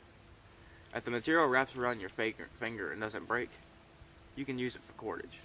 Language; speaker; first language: English; native; English